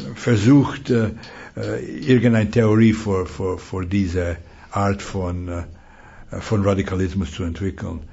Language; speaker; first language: German; non-native, fluent; Hungarian